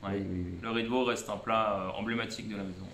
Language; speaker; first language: French; native; French